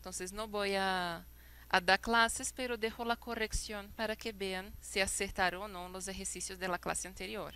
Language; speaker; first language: Spanish; non-native, fluent; Portuguese